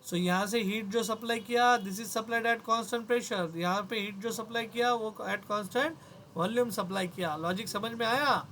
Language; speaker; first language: Hindi; non-native, local second language; Marathi